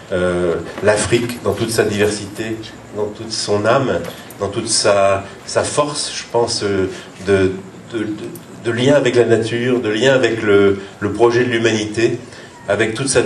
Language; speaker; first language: French; native; French